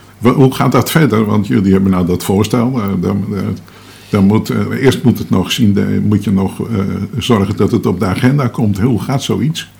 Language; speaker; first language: Dutch; native; Dutch